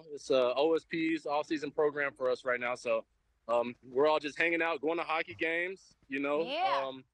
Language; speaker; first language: English; native; English